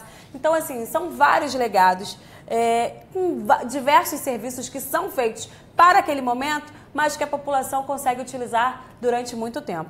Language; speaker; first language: Portuguese; native; Portuguese